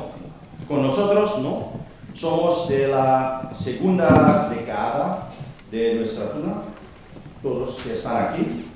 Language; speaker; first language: Spanish; non-native, fluent; Dutch